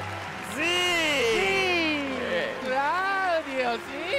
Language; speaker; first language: Italian; non-native, learner; Japanese